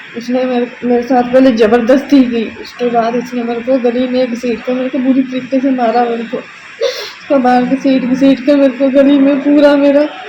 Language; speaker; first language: Hindi; non-native, local second language; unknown